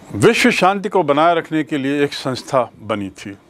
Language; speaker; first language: Hindi; native; Hindi